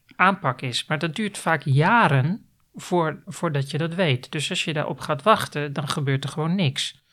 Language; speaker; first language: Dutch; native; Dutch